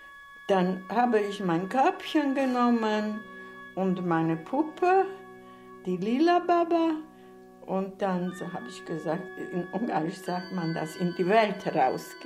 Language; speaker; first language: German; non-native, fluent; Hungarian